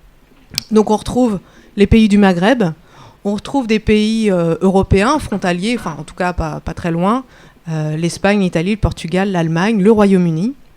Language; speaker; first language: French; native; French